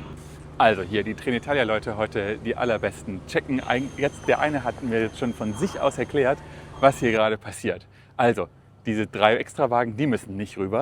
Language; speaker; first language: German; native; German